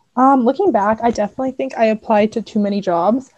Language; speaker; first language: English; native; English